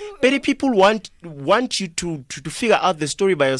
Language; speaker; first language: English; non-native, local second language; South Ndebele